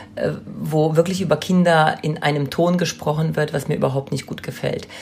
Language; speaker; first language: German; non-native, fluent; Polish